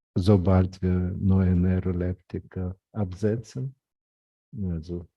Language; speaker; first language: German; non-native, fluent; Ukrainian